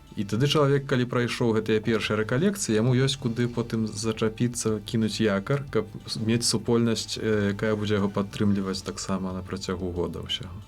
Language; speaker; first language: Belarusian; native; Belarusian